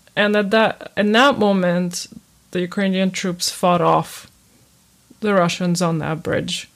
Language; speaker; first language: English; early bilingual, other home language; Ukrainian